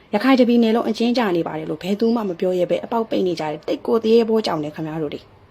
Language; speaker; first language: Burmese; native; Burmese